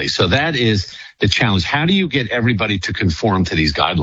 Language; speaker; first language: English; native; English